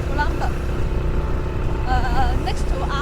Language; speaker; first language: English; non-native, local second language; Cantonese